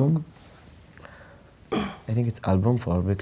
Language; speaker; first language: English; non-native, learner; Arabic